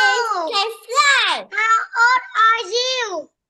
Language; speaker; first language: English; non-native, learner; Vietnamese